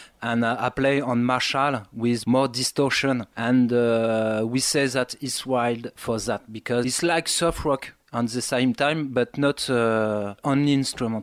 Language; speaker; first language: English; non-native, learner; French